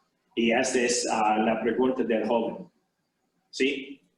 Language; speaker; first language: Spanish; non-native, fluent; English